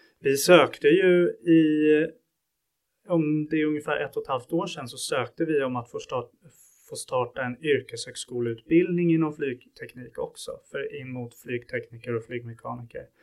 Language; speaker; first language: Swedish; native; Swedish